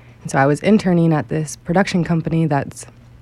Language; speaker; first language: English; native; English